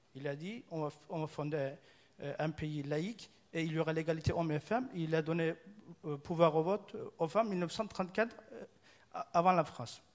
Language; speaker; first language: French; non-native, fluent; Turkish